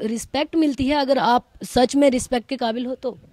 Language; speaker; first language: Hindi; native; Hindi